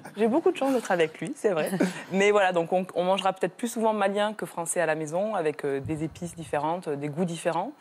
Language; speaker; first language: French; native; French